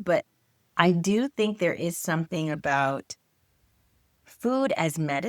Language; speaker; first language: English; native; English